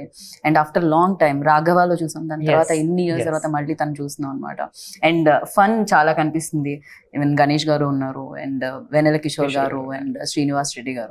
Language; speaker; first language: Telugu; native; Telugu